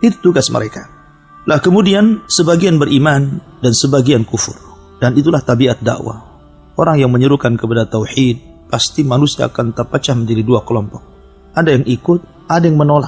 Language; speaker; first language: Indonesian; native; Indonesian